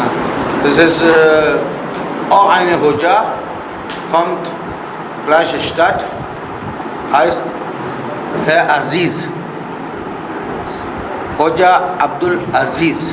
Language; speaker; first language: German; non-native, learner; Urdu